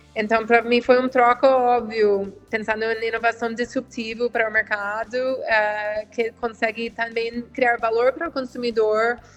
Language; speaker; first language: Portuguese; non-native, fluent; English